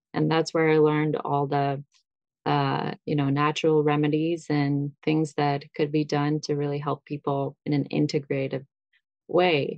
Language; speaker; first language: English; early bilingual, other home language; Russian